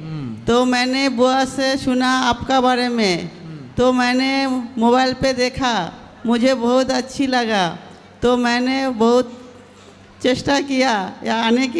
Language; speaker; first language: Hindi; non-native, local second language; Bangla